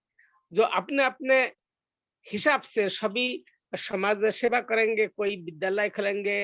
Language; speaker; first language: Hindi; non-native, local second language; Bangla